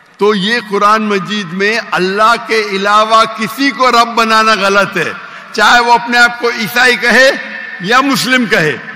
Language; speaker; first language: Urdu; non-native, local second language; Konkani